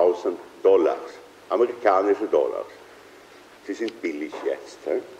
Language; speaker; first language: German; non-native, fluent; Swedish